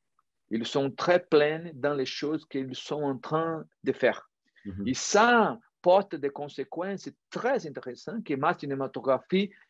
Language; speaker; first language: French; non-native, fluent; Portuguese